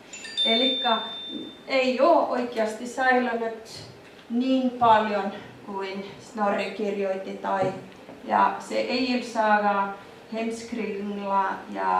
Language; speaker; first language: Finnish; non-native, fluent; Icelandic